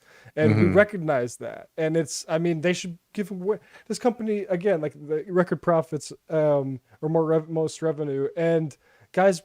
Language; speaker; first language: English; native; English